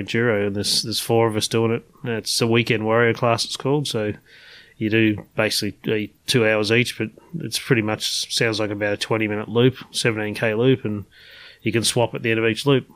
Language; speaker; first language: English; native; English